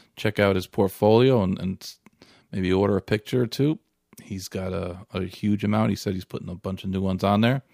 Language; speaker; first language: English; native; English